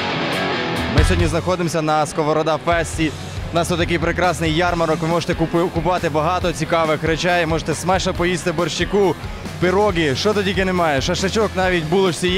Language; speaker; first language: Ukrainian; native; Ukrainian